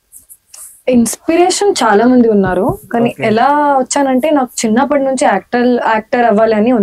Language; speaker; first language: Telugu; non-native, learner; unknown